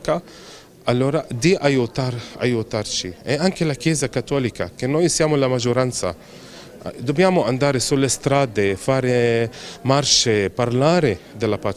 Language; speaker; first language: Italian; non-native, fluent; Arabic